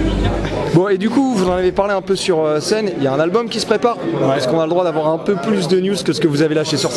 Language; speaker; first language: French; native; French